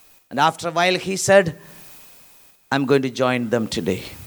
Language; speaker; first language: English; non-native, local second language; Malayalam